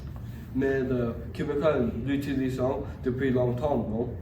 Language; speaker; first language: French; non-native, learner; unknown